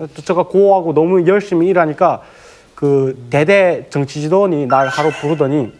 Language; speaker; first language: Korean; native; Korean